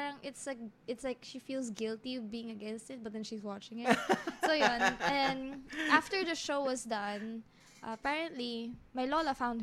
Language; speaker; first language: English; non-native, local second language; Filipino